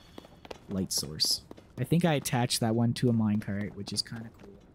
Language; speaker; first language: English; native; English